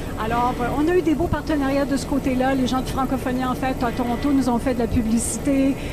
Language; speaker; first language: French; native; French